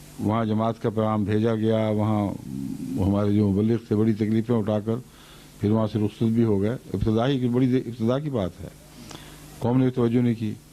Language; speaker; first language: Urdu; native; Urdu